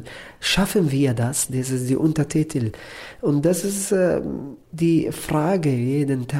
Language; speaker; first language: German; non-native, learner; Arabic